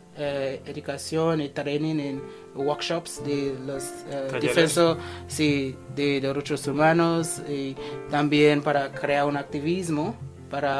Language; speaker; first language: Spanish; non-native, fluent; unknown